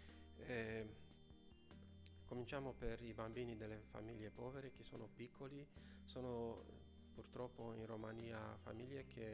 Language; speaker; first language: Italian; non-native, fluent; Romanian